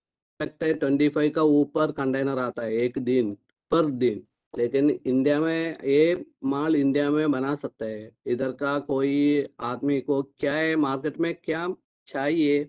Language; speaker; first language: Hindi; non-native, local second language; Malayalam